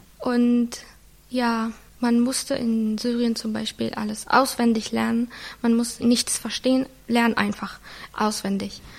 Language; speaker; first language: German; non-native, fluent; Arabic